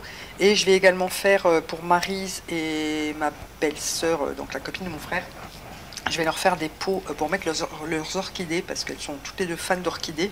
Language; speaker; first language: French; native; French